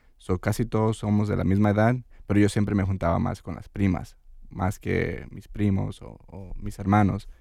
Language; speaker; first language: Spanish; early bilingual, heritage; Spanish